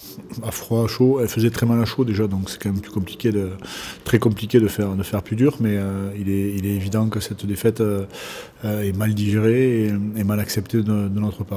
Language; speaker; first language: French; native; French